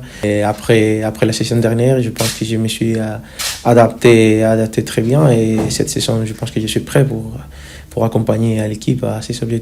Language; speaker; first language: French; non-native, fluent; Spanish